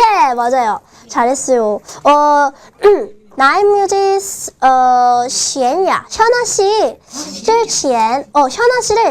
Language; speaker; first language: Korean; non-native, fluent; Chinese